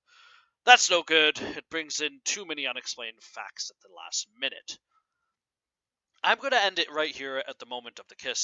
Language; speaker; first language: English; native; English